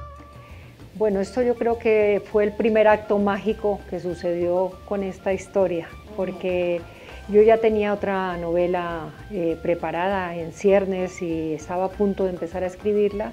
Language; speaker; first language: Spanish; native; Spanish